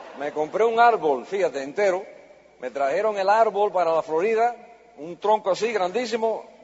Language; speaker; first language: Spanish; early bilingual, heritage; Spanish